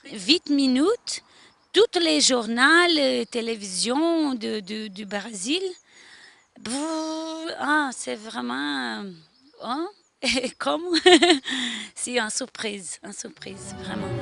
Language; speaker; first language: French; non-native, learner; Portuguese